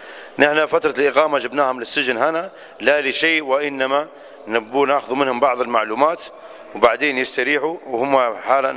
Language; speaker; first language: Arabic; native; Arabic